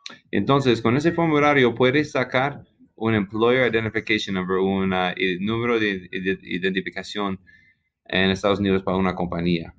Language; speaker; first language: Spanish; non-native, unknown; English